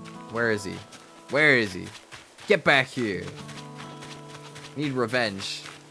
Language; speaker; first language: English; native; English